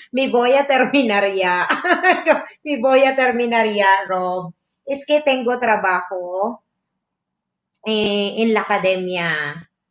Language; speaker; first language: Spanish; non-native, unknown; Filipino